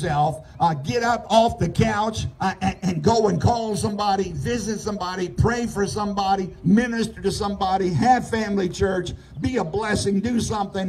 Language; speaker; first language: English; native; English